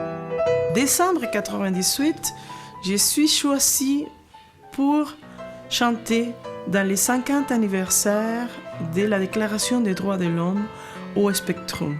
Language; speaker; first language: French; non-native, fluent; Spanish